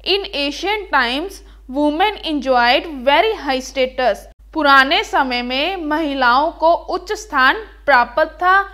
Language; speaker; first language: Hindi; native; Hindi